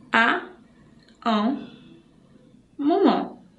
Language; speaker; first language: French; non-native, fluent; Portuguese